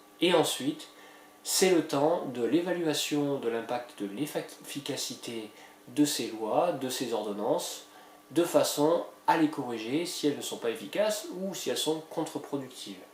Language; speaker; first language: French; native; French